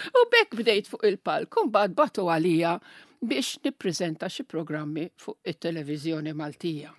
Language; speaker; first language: Maltese; non-native, local second language; Italian